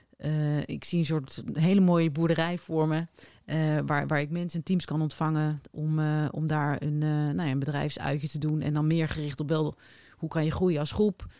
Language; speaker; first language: Dutch; native; Dutch